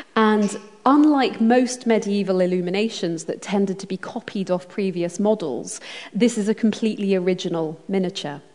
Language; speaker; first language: English; native; English